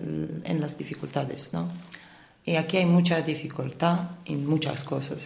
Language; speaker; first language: Spanish; non-native, fluent; Italian